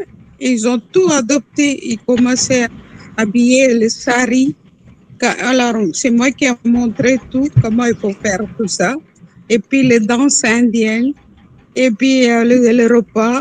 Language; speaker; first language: French; non-native, local second language; Tamil